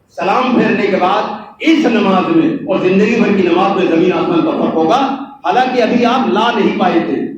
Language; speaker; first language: Urdu; native; Urdu